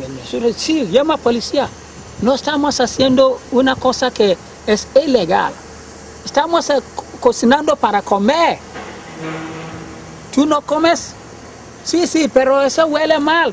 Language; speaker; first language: Spanish; non-native, learner; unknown